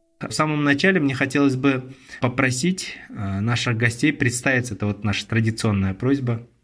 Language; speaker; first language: Russian; non-native, local second language; Kazakh